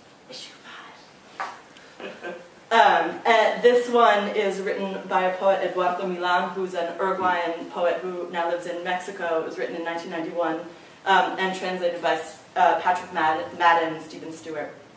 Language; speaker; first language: English; native; English